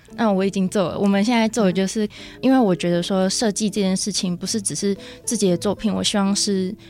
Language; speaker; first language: Chinese; native; Chinese